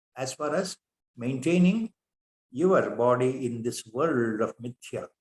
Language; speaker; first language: English; non-native, local second language; Kannada